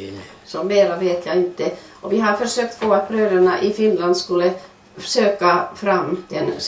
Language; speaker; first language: Swedish; non-native, fluent; Finnish